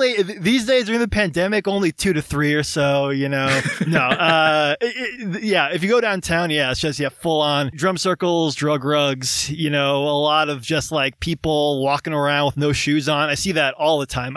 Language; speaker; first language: English; native; English